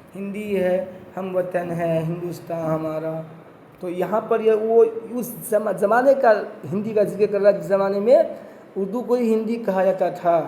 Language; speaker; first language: Urdu; native; Urdu